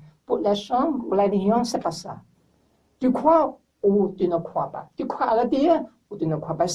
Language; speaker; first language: French; non-native, learner; English